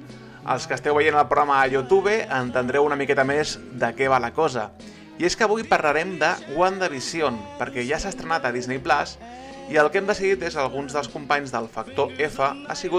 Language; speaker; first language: Catalan; native; Catalan